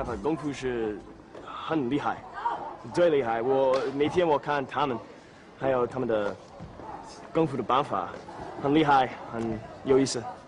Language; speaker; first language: Chinese; non-native, learner; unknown